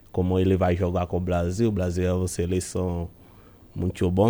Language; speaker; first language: Portuguese; non-native, fluent; Haitian Creole